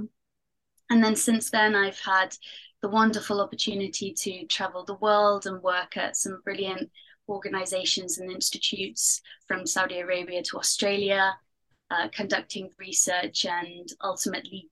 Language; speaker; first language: English; native; English